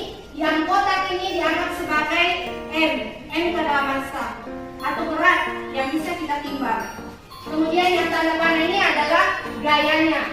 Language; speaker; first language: Indonesian; native; Indonesian